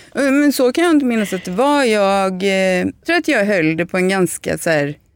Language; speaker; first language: Swedish; native; Swedish